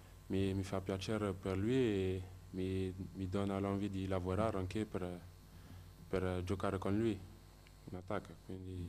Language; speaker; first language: Italian; non-native, fluent; French